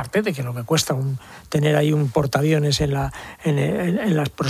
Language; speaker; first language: Spanish; native; Spanish